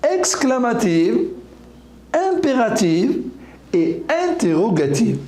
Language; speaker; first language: French; non-native, local second language; Arabic